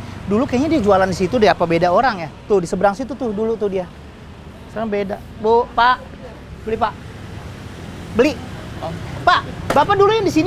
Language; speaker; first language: Indonesian; native; Indonesian